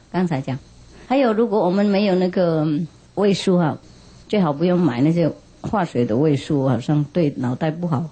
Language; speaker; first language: Chinese; non-native, fluent; Vietnamese